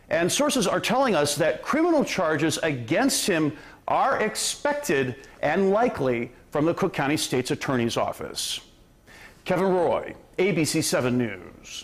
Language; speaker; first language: English; native; English